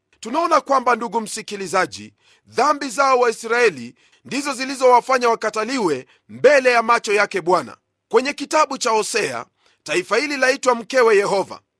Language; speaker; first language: Swahili; non-native, local second language; Luyia